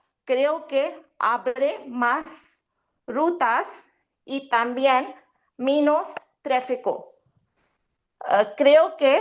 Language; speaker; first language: Spanish; non-native, learner; Urdu